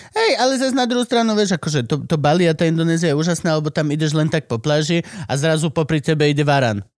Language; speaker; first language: Slovak; native; Slovak